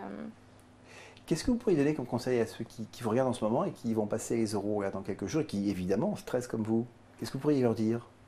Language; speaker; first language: French; native; French